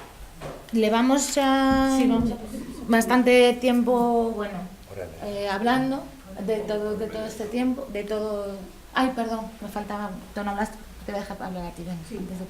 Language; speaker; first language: Spanish; native; Spanish